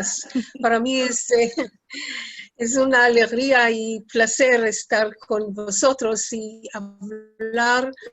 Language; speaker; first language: Spanish; early bilingual, heritage; Spanish